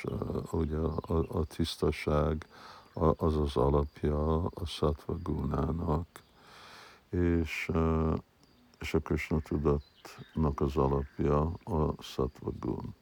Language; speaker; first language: Hungarian; early bilingual, heritage; Hungarian